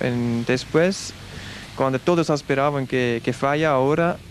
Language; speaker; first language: Spanish; non-native, learner; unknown